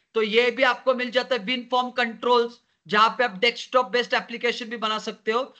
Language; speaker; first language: Hindi; non-native, local second language; Marathi